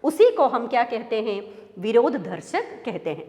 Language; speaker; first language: Hindi; non-native, local second language; Malayalam